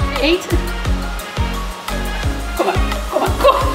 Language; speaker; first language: Dutch; non-native, fluent; Persian